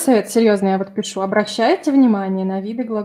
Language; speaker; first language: Russian; native; Russian